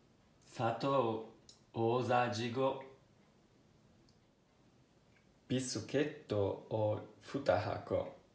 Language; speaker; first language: Japanese; non-native, learner; Italian